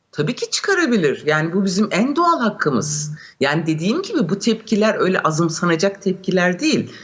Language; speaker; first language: Turkish; non-native, local second language; Kurdish